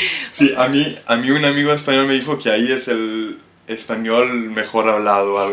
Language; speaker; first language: Spanish; non-native, fluent; Hebrew